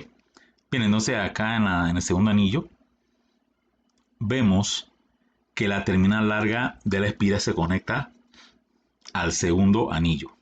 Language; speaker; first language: Spanish; native; Spanish